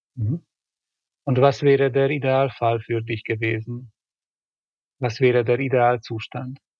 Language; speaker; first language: German; non-native, fluent; Hungarian